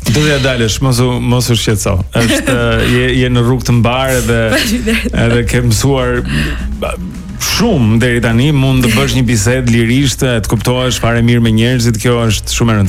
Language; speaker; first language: Albanian; native; Albanian